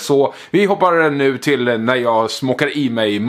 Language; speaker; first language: Swedish; native; Swedish